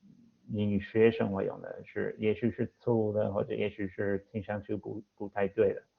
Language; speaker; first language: Chinese; non-native, fluent; English